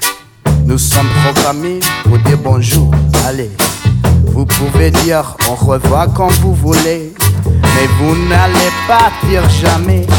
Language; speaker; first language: French; non-native, learner; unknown